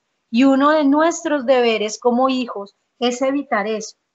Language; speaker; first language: Spanish; native; Spanish